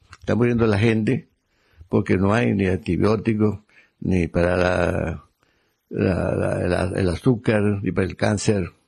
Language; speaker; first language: Spanish; native; Spanish